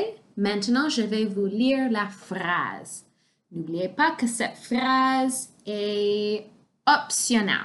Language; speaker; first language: French; non-native, fluent; English